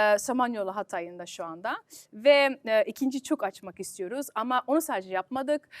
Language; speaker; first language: Turkish; early bilingual, heritage; Turkish